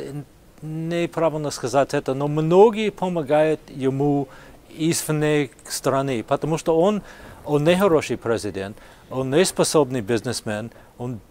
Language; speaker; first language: Russian; non-native, fluent; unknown